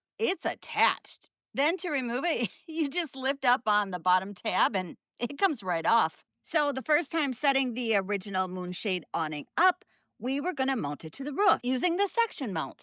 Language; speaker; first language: English; native; English